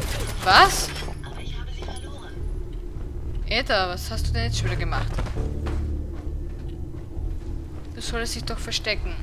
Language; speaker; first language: German; native; German